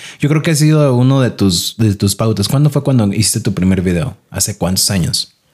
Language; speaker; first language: Spanish; native; Spanish